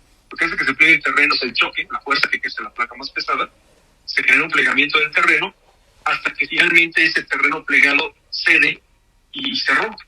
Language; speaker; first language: Spanish; native; Spanish